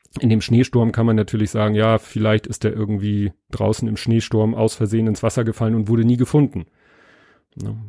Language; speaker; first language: German; native; German